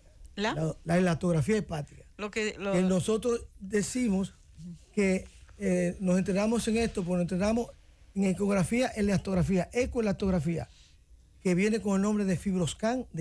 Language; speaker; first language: Spanish; native; Spanish